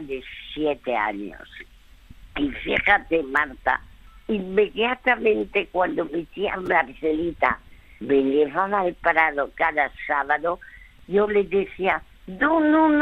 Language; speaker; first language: Spanish; early bilingual, other home language; French